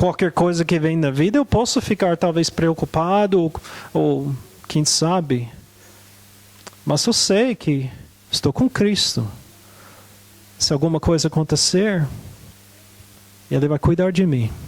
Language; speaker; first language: Portuguese; non-native, fluent; English